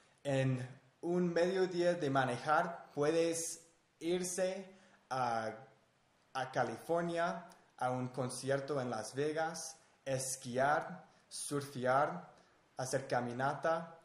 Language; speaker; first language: Spanish; non-native, fluent; English